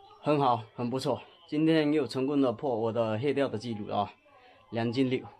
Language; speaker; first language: Chinese; native; Chinese